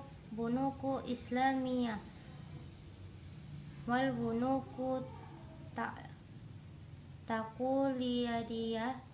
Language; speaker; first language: Arabic; non-native, learner; Indonesian